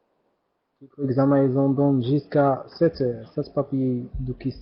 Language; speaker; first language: French; non-native, learner; Arabic